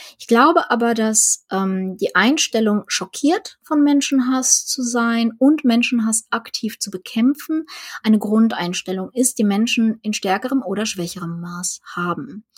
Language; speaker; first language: German; early bilingual, other home language; Russian